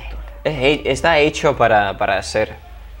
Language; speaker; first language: Spanish; non-native, fluent; English